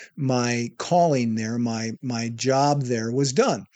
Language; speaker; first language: English; native; English